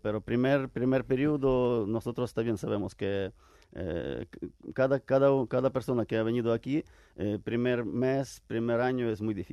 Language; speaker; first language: Spanish; non-native, fluent; Ukrainian